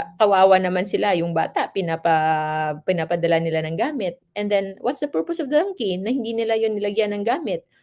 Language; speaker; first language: Filipino; non-native, local second language; Hiligaynon